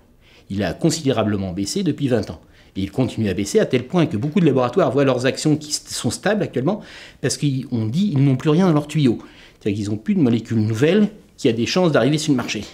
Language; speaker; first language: French; native; French